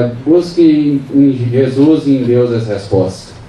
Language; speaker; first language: Portuguese; native; Portuguese